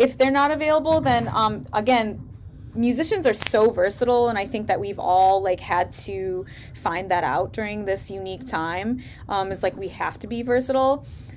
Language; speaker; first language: English; native; English